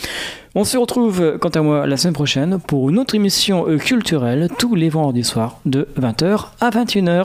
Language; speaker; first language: French; native; French